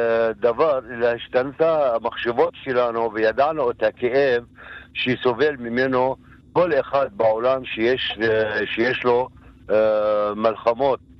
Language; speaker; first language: Hebrew; non-native, local second language; Arabic